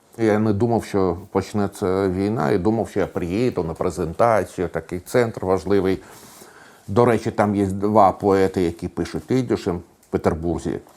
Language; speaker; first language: Ukrainian; non-native, local second language; Russian